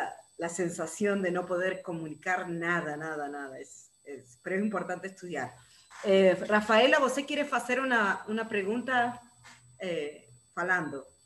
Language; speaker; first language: Portuguese; non-native, learner; Spanish